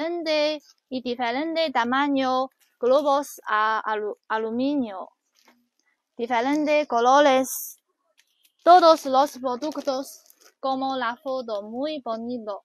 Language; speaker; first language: Spanish; non-native, learner; Chinese